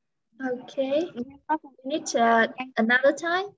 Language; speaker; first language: English; non-native, learner; Vietnamese